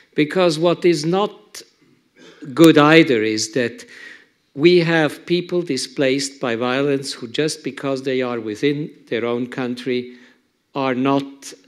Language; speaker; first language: English; non-native, fluent; German